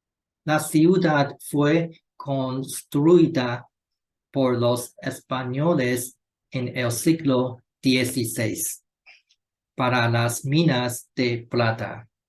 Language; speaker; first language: Spanish; non-native, learner; Chinese